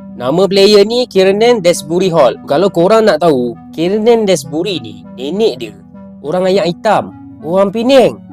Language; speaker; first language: Malay; native; Malay